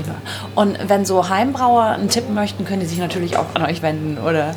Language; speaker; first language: German; native; German